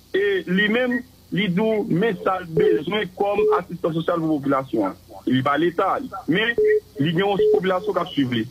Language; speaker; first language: Haitian Creole; native; Haitian Creole